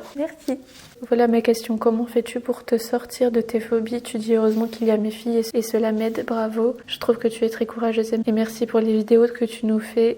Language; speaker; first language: French; native; French